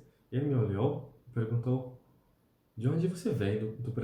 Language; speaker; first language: Portuguese; non-native, fluent; Polish